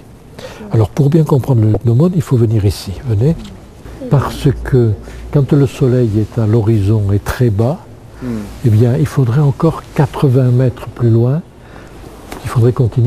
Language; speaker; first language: French; native; French